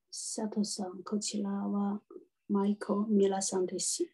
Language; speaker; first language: Japanese; non-native, learner; Chinese